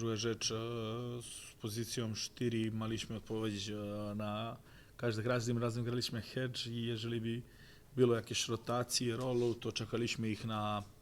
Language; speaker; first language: Polish; non-native, fluent; Croatian